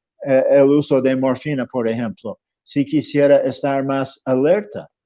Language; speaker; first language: Spanish; non-native, fluent; English